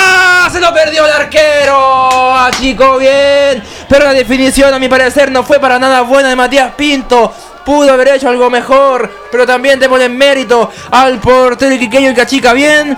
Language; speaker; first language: Spanish; native; Spanish